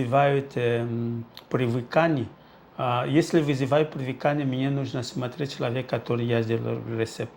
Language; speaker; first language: Russian; non-native, fluent; Portuguese